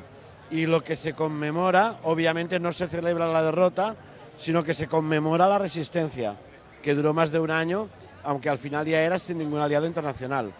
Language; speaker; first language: Spanish; non-native, local second language; Catalan